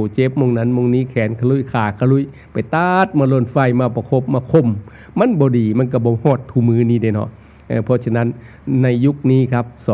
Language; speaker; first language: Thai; non-native, local second language; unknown